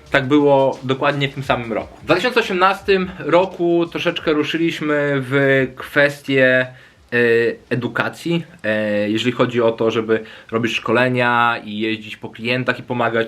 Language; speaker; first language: Polish; native; Polish